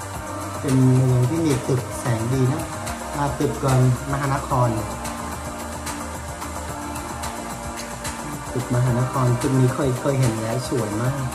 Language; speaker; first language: Thai; non-native, fluent; Vietnamese